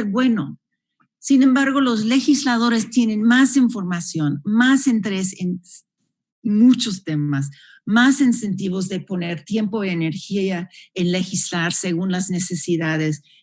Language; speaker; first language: Spanish; non-native, fluent; English